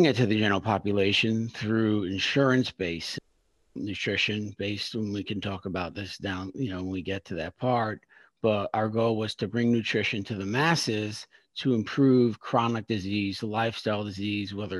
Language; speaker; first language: English; native; English